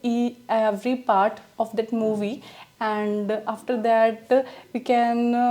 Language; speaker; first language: English; non-native, learner; Punjabi